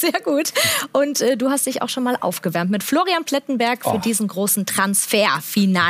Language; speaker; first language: German; native; German